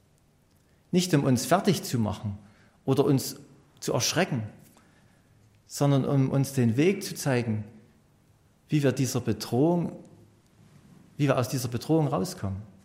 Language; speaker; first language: German; native; German